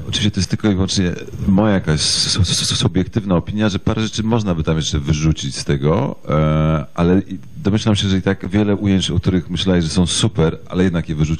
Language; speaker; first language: Polish; native; Polish